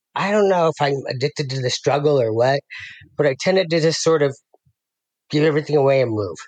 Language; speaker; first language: English; native; English